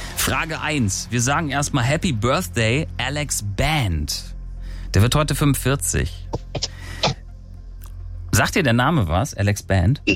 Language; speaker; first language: German; native; German